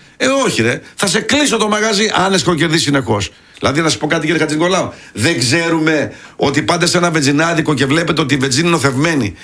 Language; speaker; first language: Greek; early bilingual, heritage; Greek